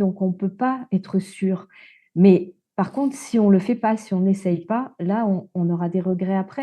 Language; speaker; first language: French; native; French